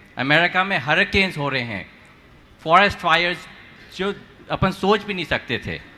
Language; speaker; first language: Hindi; native; Hindi